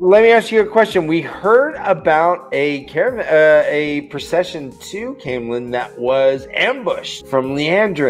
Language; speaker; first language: English; native; English